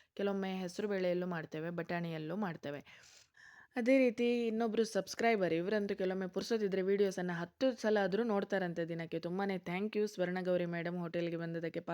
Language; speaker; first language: Kannada; non-native, local second language; Konkani